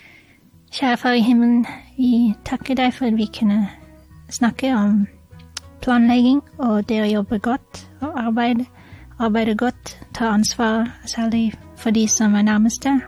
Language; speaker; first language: Norwegian; non-native, fluent; English